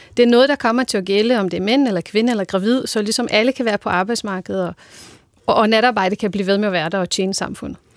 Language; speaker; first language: Danish; non-native, fluent; Portuguese